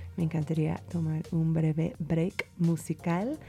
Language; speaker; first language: Spanish; non-native, fluent; English